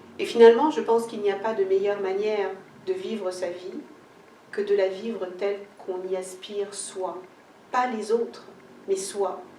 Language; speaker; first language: French; early bilingual, other home language; Kabuverdianu